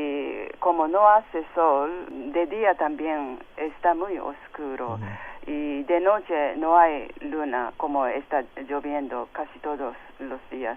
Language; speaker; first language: Spanish; non-native, fluent; Japanese